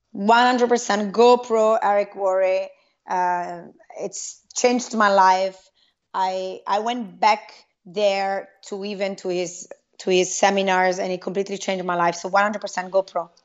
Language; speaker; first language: English; non-native, fluent; Italian